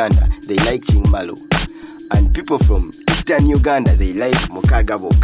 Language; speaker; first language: English; non-native, local second language; Ganda